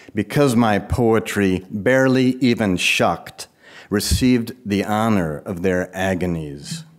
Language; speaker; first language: English; native; English